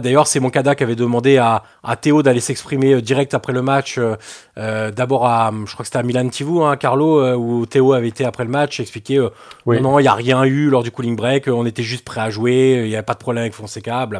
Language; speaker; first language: French; native; French